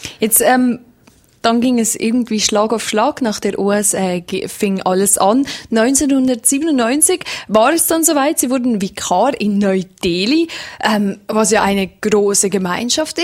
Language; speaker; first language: German; native; German